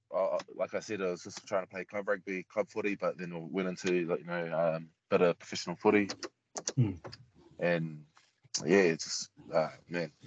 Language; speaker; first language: English; native; English